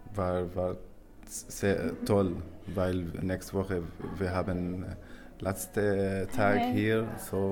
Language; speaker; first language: German; non-native, learner; Arabic